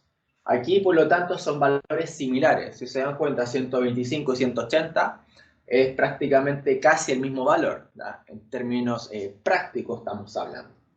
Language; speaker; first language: Spanish; native; Spanish